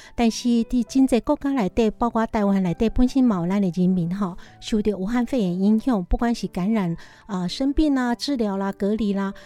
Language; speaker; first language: Chinese; native; Chinese